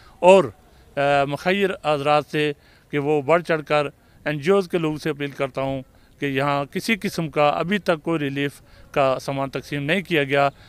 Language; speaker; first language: Urdu; non-native, local second language; Pahari-Potwari